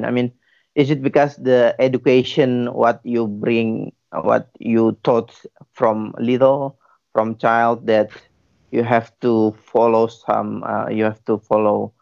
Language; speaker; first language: English; non-native, learner; Indonesian